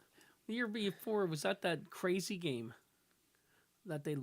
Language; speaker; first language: English; native; English